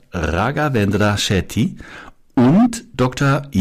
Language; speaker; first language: German; native; German